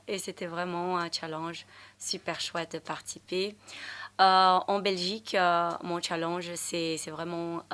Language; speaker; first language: French; non-native, fluent; Portuguese